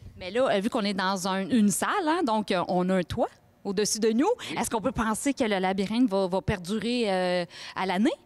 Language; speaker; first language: French; native; French